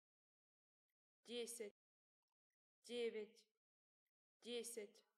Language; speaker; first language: Russian; non-native, learner; English